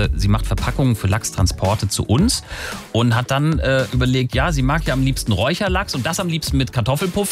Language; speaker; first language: German; native; German